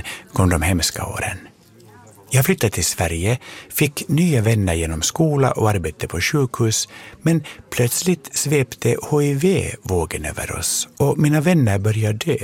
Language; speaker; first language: Swedish; native; Swedish